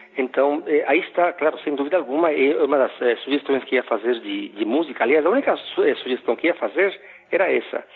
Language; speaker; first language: Portuguese; non-native, fluent; Spanish